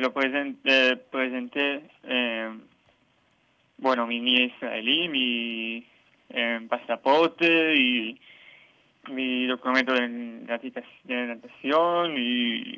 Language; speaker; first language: Spanish; non-native, learner; Hebrew